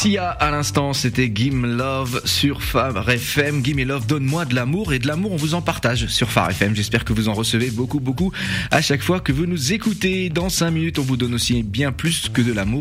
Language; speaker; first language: French; native; French